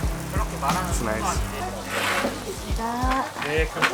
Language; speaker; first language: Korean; non-native, learner; English